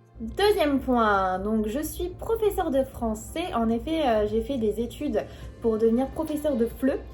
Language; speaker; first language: French; native; French